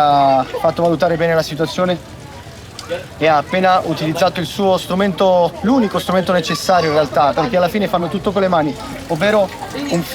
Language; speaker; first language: Italian; native; Italian